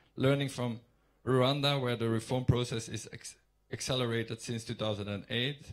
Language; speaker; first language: English; non-native, fluent; Dutch